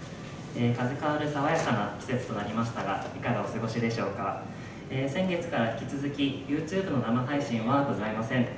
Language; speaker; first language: Japanese; native; Japanese